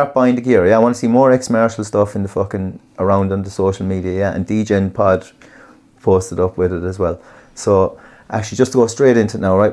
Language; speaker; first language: English; native; English